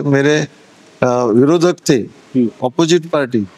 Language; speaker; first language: Hindi; non-native, local second language; Marathi